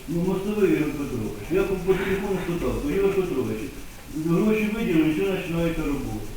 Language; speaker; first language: Ukrainian; native; Ukrainian